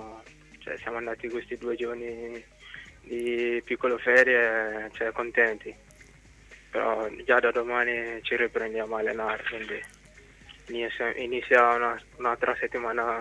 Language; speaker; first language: Italian; non-native, fluent; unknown